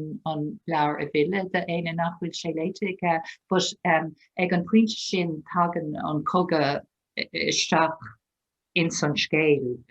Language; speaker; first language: Irish; non-native, local second language; English